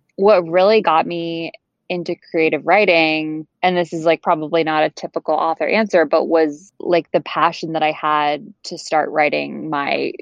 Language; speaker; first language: English; native; English